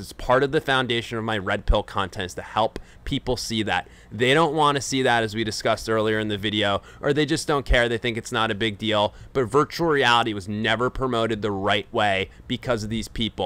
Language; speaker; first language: English; native; English